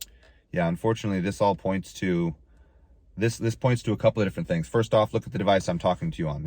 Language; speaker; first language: English; native; English